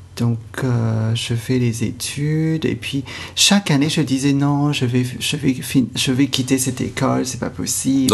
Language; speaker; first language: French; non-native, fluent; Cantonese